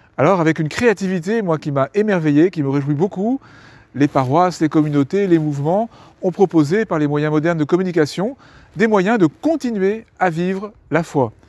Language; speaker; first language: French; native; French